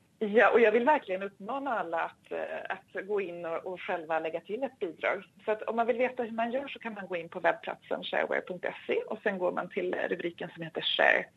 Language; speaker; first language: Swedish; native; Swedish